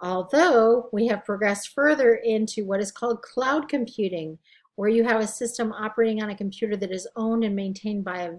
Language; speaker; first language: English; native; English